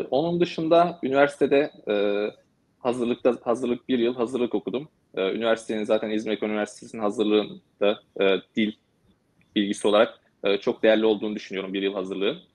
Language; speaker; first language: Turkish; native; Turkish